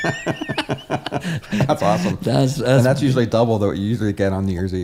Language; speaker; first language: English; native; English